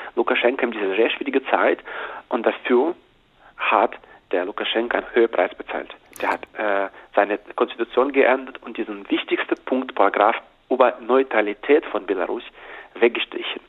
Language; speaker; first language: German; non-native, fluent; Russian